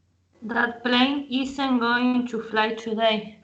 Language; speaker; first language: English; non-native, learner; Spanish